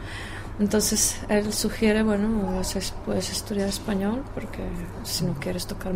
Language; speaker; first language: Spanish; non-native, fluent; Czech